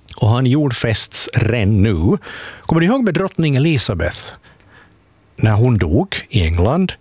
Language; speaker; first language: Swedish; native; Swedish